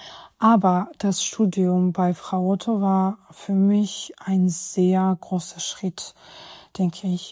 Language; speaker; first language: German; non-native, fluent; Georgian